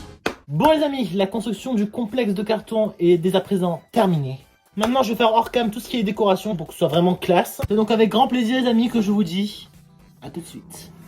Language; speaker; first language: French; native; French